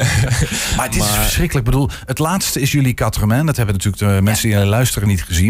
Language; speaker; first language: Dutch; native; Dutch